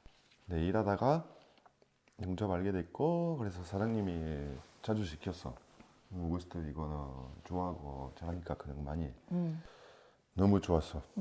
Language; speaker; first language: Korean; non-native, fluent; French